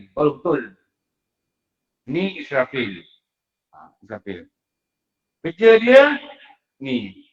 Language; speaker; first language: Malay; native; Malay